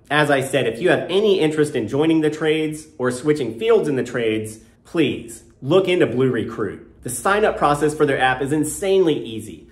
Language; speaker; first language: English; native; English